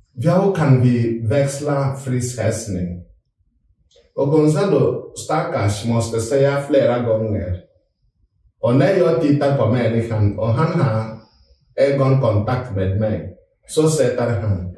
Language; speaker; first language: Swedish; non-native, fluent; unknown